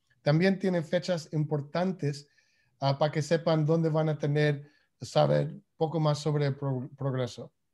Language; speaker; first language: Spanish; non-native, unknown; English